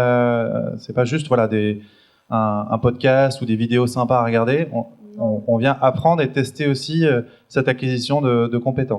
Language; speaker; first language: French; native; French